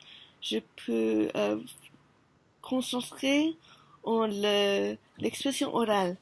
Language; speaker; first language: French; non-native, learner; Korean